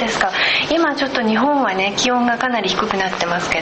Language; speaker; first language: Japanese; native; Japanese